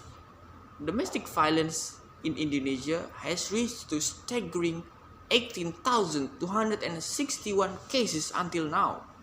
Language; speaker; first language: English; non-native, learner; Indonesian